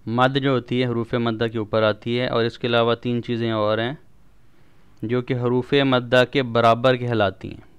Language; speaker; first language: Urdu; non-native, local second language; Punjabi